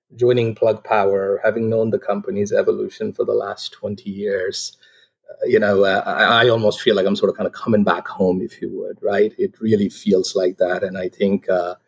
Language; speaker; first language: English; non-native, local second language; Nepali